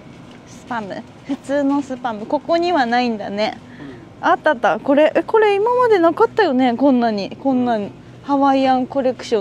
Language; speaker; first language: Japanese; native; Japanese